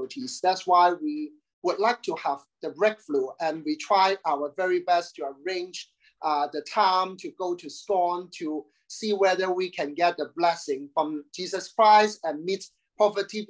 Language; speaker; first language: English; non-native, local second language; Cantonese